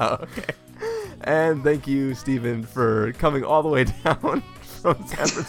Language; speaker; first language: English; native; English